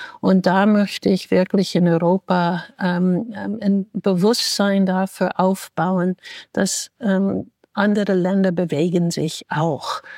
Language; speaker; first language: German; non-native, fluent; English